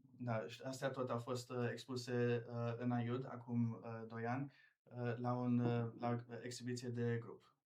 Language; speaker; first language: Romanian; early bilingual, heritage; Romanian